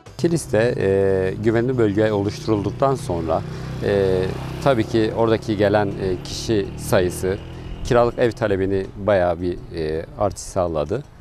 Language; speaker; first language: Turkish; native; Turkish